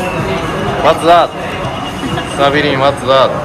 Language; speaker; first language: English; non-native, learner; Japanese